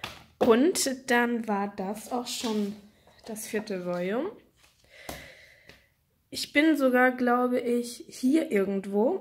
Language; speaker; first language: German; native; German